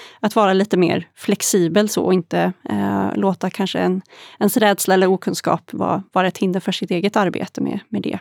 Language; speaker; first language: Swedish; native; Swedish